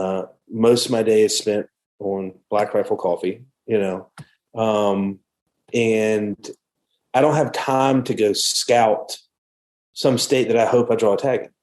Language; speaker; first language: English; native; English